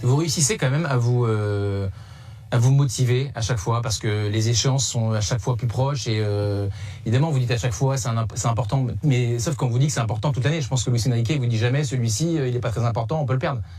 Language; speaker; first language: French; native; French